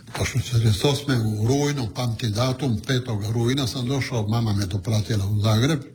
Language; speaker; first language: Croatian; non-native, local second language; Italian